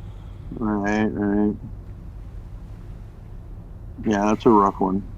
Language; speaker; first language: English; native; English